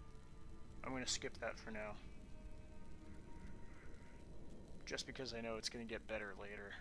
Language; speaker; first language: English; native; English